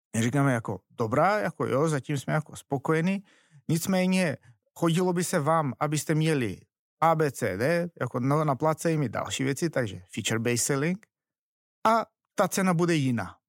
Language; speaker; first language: Czech; non-native, fluent; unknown